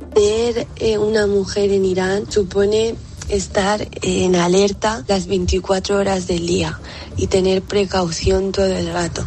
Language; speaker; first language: Spanish; early bilingual, other home language; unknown